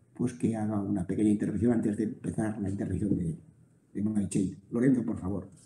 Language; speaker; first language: Spanish; native; Spanish